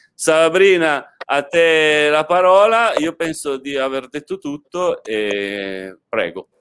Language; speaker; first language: Italian; native; Italian